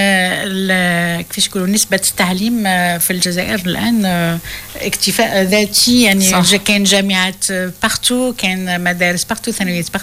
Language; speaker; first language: French; non-native, local second language; Arabic